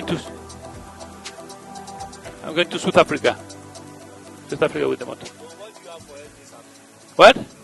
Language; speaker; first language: English; non-native, learner; Spanish